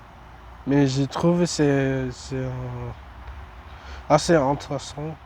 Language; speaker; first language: French; non-native, learner; English